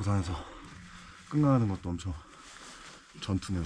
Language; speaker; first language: Korean; native; Korean